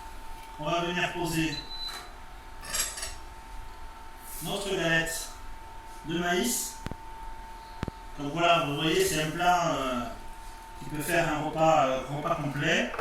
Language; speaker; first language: French; native; French